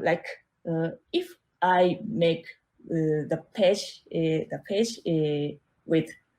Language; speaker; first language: English; non-native, learner; Japanese